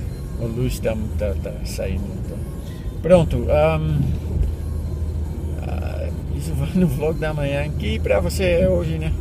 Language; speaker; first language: Portuguese; non-native, learner; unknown